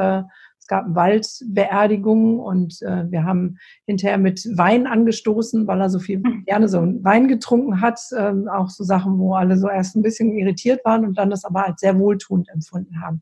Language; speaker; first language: German; native; German